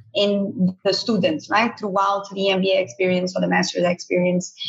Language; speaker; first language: English; non-native, fluent; Portuguese